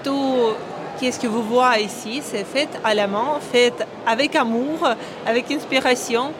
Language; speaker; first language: French; non-native, learner; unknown